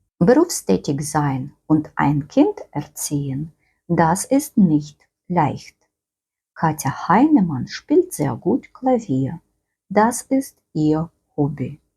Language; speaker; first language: German; non-native, fluent; Ukrainian